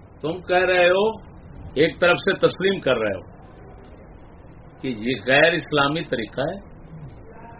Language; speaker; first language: Urdu; non-native, local second language; Punjabi